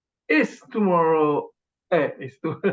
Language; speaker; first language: English; non-native, learner; Indonesian